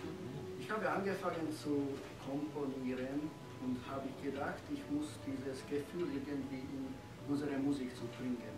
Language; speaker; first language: German; non-native, fluent; Slovak